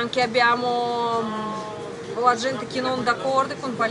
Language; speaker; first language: Italian; non-native, learner; Russian